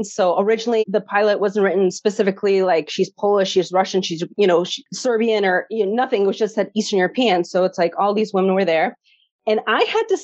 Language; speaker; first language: English; early bilingual, other home language; Polish